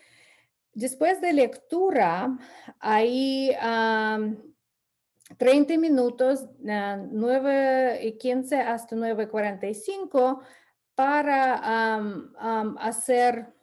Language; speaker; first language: Spanish; non-native, fluent; English